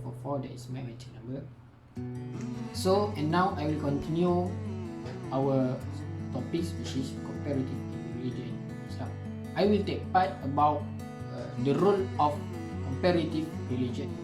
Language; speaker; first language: English; non-native, learner; Malay